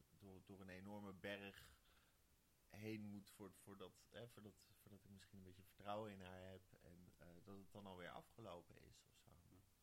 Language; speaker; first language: Dutch; native; Dutch